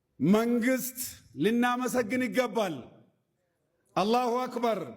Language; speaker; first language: Amharic; non-native, local second language; Oromo